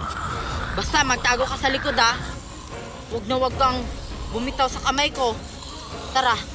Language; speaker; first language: Filipino; native; Filipino